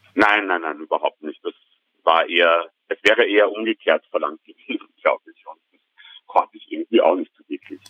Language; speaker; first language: German; native; German